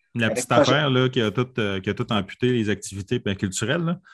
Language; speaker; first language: French; native; French